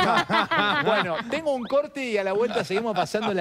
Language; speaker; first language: Spanish; native; Spanish